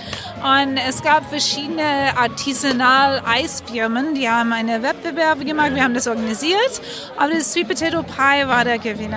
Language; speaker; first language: German; non-native, fluent; English